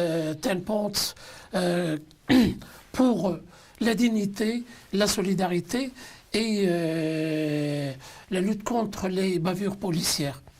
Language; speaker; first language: French; non-native, local second language; Arabic